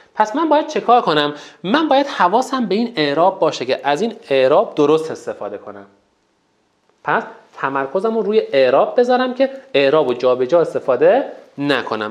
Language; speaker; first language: Persian; non-native, local second language; Azerbaijani